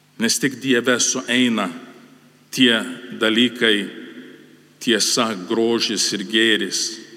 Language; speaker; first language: Lithuanian; native; Lithuanian